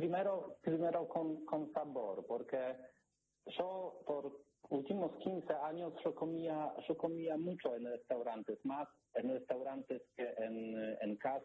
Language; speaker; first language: Spanish; non-native, learner; Polish